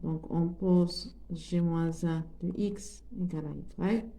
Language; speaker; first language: French; non-native, local second language; Arabic